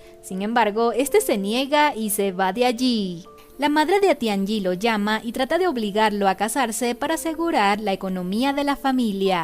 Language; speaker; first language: Spanish; native; Spanish